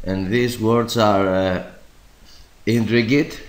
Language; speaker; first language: English; non-native, fluent; Greek